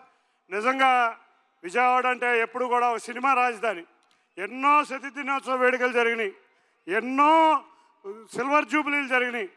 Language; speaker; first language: Telugu; native; Telugu